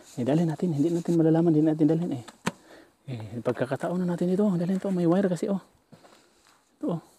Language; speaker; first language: Filipino; non-native, local second language; Cebuano